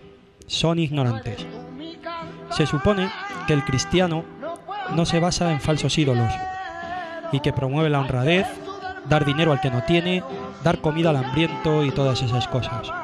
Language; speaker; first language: Spanish; native; Spanish